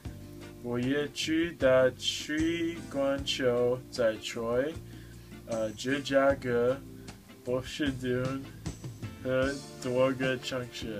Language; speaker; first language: Chinese; non-native, learner; English